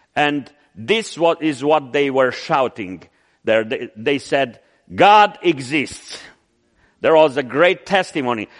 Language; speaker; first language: English; non-native, fluent; Romanian